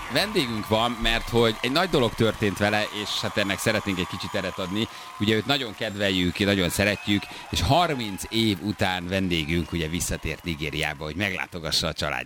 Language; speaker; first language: Hungarian; native; Hungarian